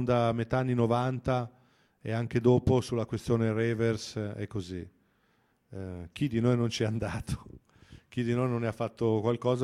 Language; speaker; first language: Italian; native; Italian